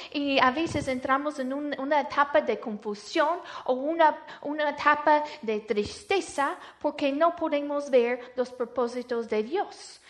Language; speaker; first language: Spanish; non-native, fluent; English